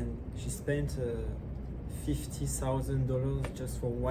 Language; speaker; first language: English; non-native, learner; French